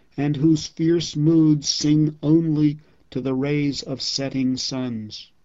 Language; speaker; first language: English; native; English